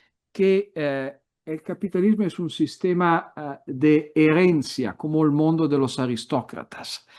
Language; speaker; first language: Spanish; non-native, fluent; Italian